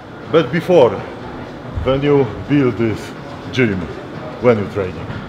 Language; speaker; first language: English; non-native, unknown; Polish